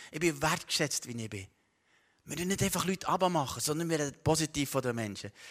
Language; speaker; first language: German; native; German